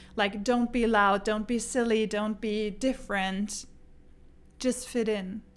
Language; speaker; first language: English; non-native, fluent; German